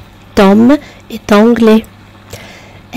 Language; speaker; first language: French; non-native, fluent; Arabic